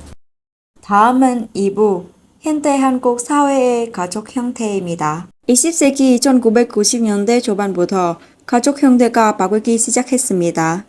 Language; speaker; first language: Korean; non-native, fluent; Vietnamese